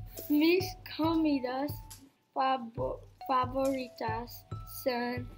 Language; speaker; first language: Spanish; non-native, learner; English